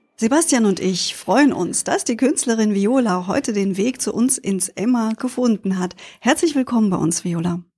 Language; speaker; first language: German; native; German